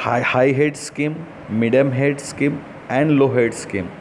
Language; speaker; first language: English; non-native, local second language; Gujarati